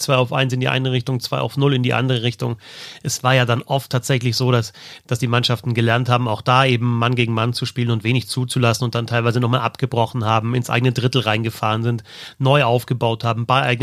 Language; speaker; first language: German; native; German